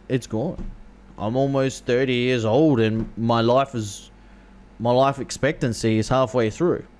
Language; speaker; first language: English; native; English